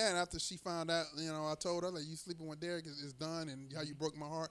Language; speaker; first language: English; native; English